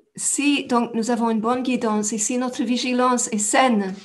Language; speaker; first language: French; non-native, fluent; English